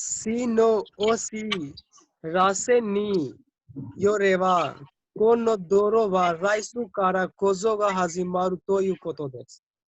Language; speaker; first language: Japanese; non-native, learner; Hindi